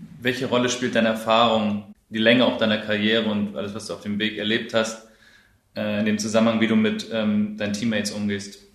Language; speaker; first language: German; native; German